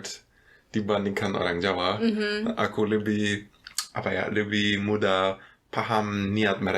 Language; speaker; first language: Indonesian; non-native, fluent; German